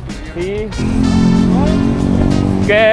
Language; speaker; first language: Spanish; non-native, learner; Korean